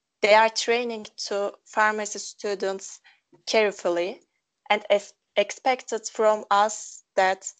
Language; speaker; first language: English; non-native, local second language; Turkish